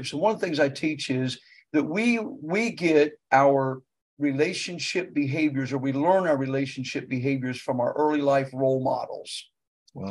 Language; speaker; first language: English; native; English